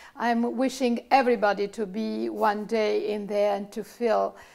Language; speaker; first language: English; non-native, fluent; Romanian